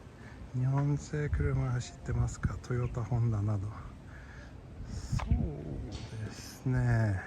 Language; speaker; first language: Japanese; non-native, fluent; Swedish